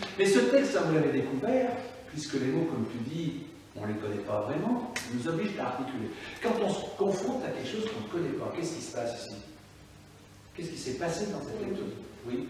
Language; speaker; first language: French; native; French